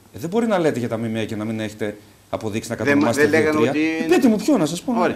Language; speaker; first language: Greek; native; Greek